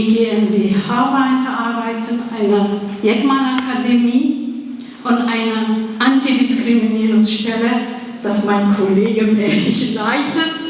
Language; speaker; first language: German; non-native, fluent; Kurdish